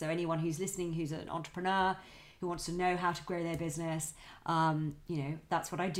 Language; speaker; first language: English; native; English